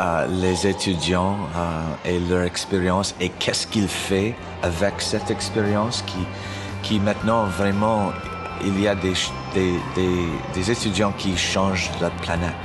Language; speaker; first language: French; non-native, learner; English